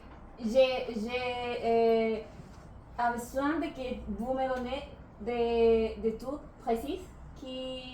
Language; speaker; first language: French; non-native, learner; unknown